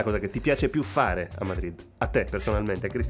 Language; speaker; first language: Italian; native; Italian